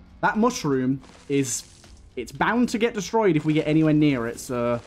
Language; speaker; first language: English; native; English